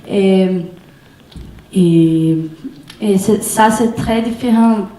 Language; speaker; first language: French; non-native, fluent; Portuguese